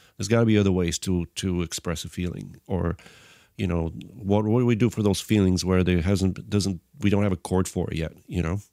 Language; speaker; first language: English; non-native, fluent; Bulgarian